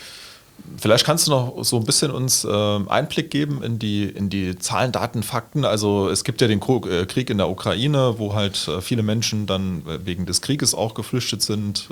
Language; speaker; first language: German; native; German